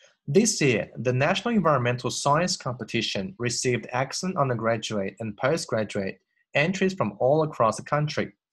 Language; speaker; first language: English; non-native, fluent; Chinese